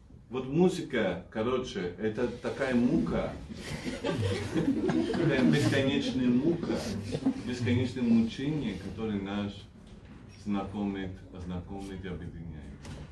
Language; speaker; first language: Russian; non-native, fluent; Greek